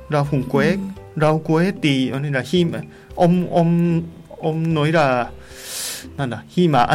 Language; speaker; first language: Vietnamese; non-native, learner; Japanese